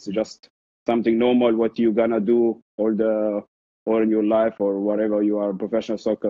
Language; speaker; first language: English; non-native, fluent; Arabic